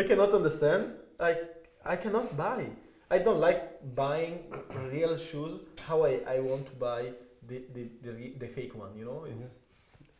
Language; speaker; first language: English; non-native, fluent; Italian